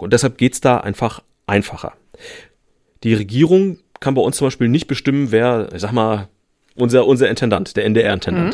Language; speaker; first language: German; native; German